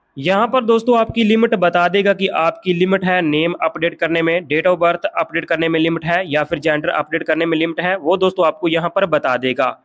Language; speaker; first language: Hindi; non-native, local second language; Punjabi